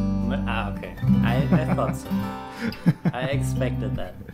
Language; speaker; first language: English; non-native, fluent; German